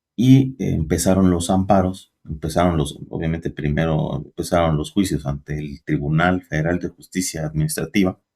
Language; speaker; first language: Spanish; native; Spanish